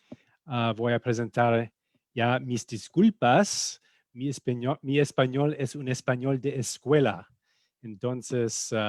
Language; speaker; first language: Spanish; non-native, fluent; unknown